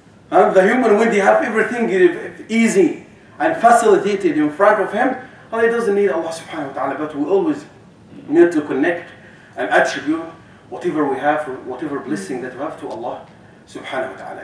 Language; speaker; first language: English; non-native, fluent; Arabic